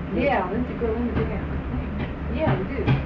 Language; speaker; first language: English; native; English